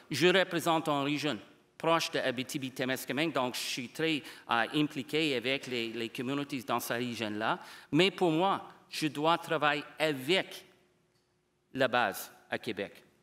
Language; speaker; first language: French; non-native, fluent; English